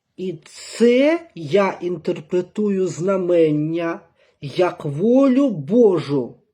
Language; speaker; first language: Ukrainian; native; Ukrainian